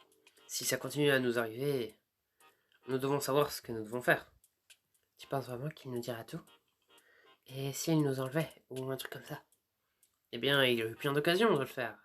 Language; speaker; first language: French; native; French